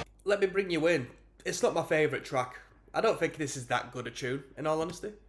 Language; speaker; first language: English; native; English